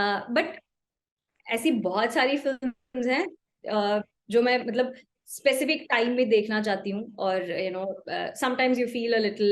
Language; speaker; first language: Hindi; non-native, local second language; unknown